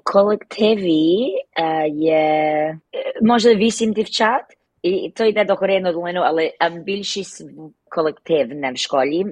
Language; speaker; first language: Ukrainian; early bilingual, heritage; Ukrainian